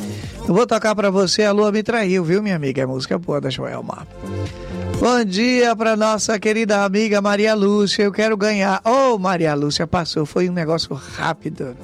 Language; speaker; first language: Portuguese; native; Portuguese